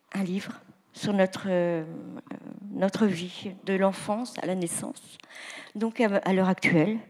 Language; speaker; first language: French; native; French